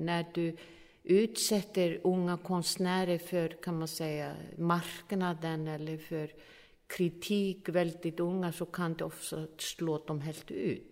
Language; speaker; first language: Swedish; non-native, fluent; Icelandic